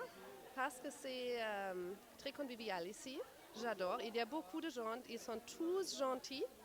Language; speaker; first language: French; non-native, learner; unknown